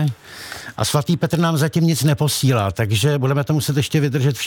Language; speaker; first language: Czech; native; Czech